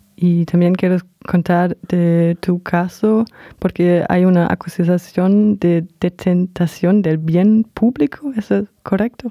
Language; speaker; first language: Spanish; non-native, fluent; German